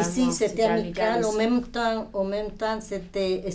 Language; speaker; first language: French; non-native, fluent; Spanish